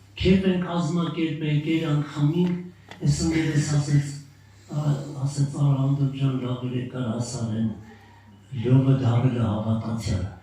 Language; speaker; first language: Armenian; native; Armenian